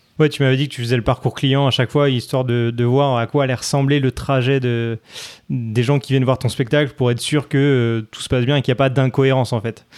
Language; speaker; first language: French; native; French